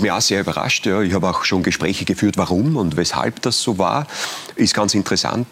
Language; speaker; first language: German; native; German